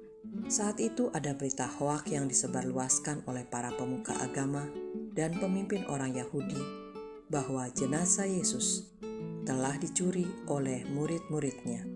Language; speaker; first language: Indonesian; native; Indonesian